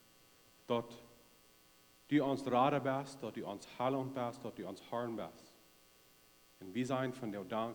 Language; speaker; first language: German; non-native, learner; Plautdietsch